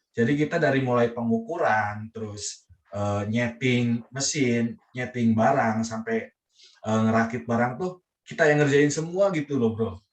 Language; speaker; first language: Indonesian; non-native, local second language; Sundanese